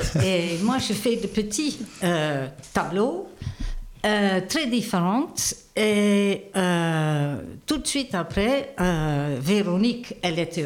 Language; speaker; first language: French; non-native, fluent; Dutch